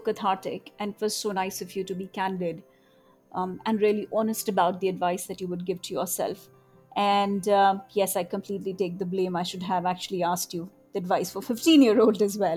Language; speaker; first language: English; non-native, local second language; Bangla